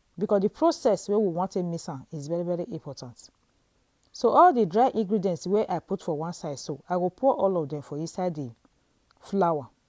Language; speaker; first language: Nigerian Pidgin; native; Nigerian Pidgin